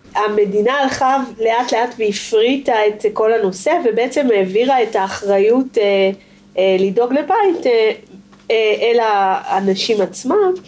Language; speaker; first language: Hebrew; native; Hebrew